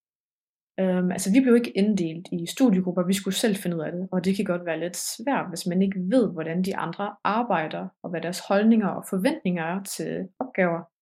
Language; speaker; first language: Danish; early bilingual, heritage; Danish